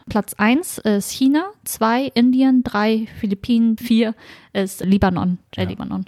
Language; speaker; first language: German; native; German